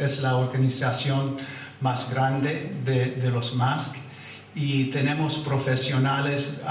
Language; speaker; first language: Spanish; non-native, fluent; English